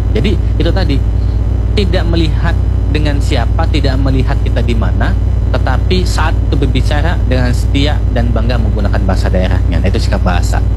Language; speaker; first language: Indonesian; non-native, local second language; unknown